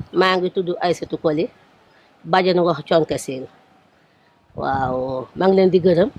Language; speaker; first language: Wolof; non-native, local second language; Jola-Fonyi